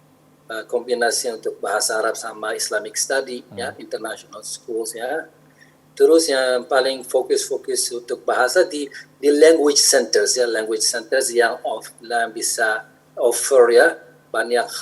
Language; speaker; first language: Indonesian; non-native, fluent; Arabic